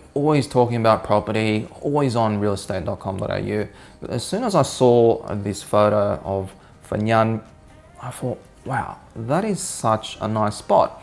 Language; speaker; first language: English; early bilingual, other home language; Vietnamese